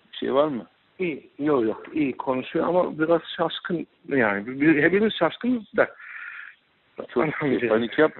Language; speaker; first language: Turkish; non-native, learner; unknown